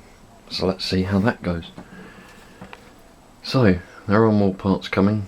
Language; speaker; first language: English; native; English